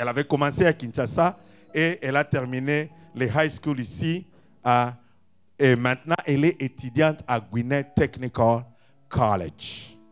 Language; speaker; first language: French; non-native, local second language; Lingala